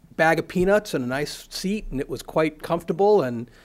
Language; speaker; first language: English; native; English